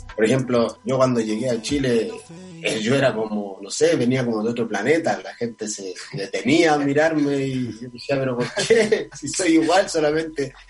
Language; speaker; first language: Spanish; non-native, fluent; Portuguese